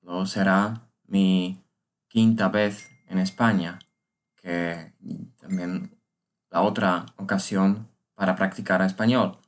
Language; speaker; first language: Spanish; non-native, learner; Polish